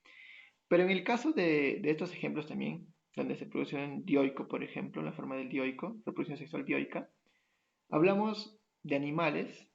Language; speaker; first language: Spanish; native; Spanish